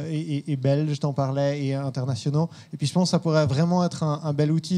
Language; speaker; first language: French; native; French